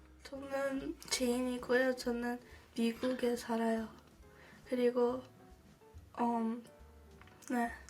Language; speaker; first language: Korean; early bilingual, heritage; Korean